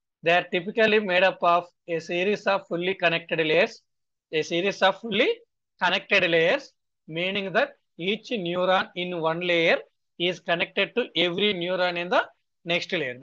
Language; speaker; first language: English; non-native, local second language; Telugu